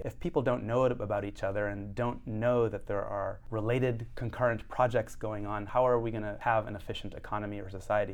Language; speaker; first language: English; native; English